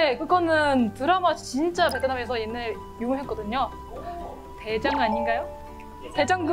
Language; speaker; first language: Korean; non-native, learner; Vietnamese